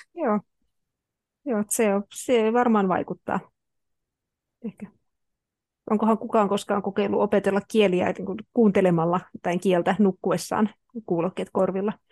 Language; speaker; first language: Finnish; native; Finnish